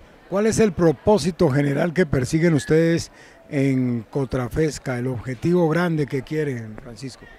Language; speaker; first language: Spanish; native; Spanish